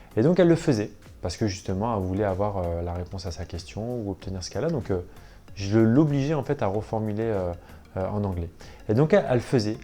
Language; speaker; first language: French; native; French